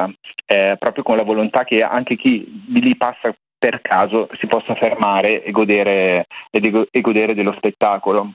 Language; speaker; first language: Italian; native; Italian